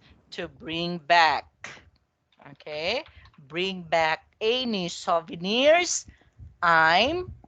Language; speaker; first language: English; non-native, local second language; Filipino